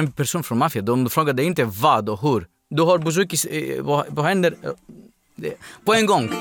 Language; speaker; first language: Swedish; non-native, fluent; Greek